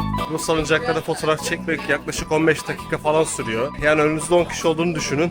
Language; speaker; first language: Turkish; native; Turkish